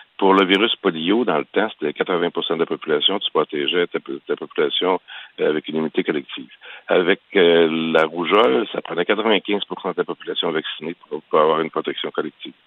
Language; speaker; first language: French; native; French